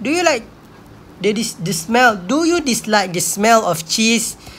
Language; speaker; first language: English; non-native, local second language; Malay